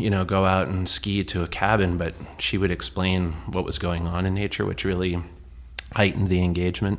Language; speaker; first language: English; native; English